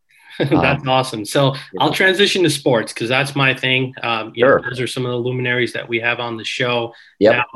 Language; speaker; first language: English; early bilingual, other home language; Hindi